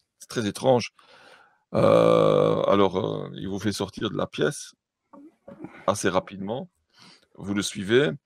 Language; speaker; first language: French; native; French